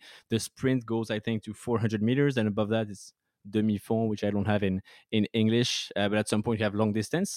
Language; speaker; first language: English; non-native, fluent; French